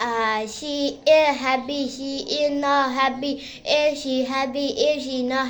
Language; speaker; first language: English; non-native, learner; Burmese